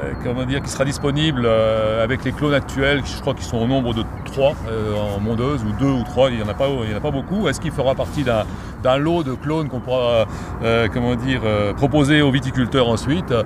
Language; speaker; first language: French; native; French